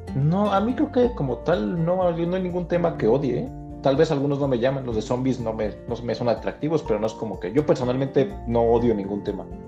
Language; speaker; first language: Spanish; native; Spanish